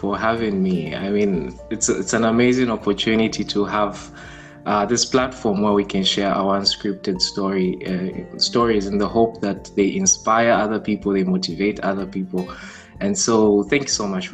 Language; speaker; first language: English; non-native, local second language; Bemba